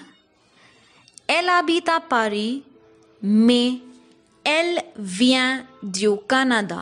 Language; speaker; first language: French; non-native, fluent; Hindi